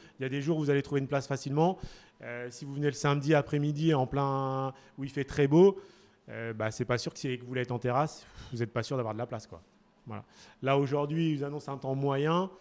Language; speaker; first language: French; native; French